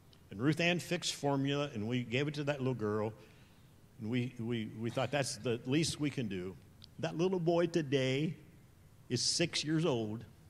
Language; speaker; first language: English; native; English